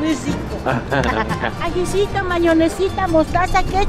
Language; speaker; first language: Spanish; native; Spanish